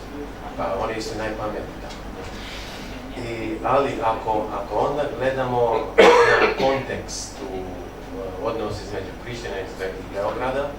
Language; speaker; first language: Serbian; non-native, local second language; Albanian